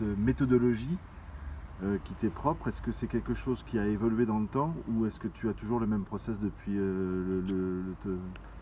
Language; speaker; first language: French; native; French